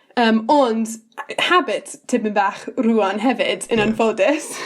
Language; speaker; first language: Welsh; non-native, learner; English